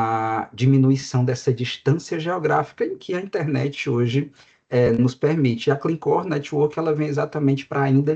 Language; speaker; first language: Portuguese; native; Portuguese